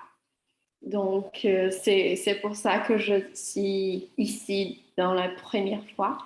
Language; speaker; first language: French; non-native, learner; Portuguese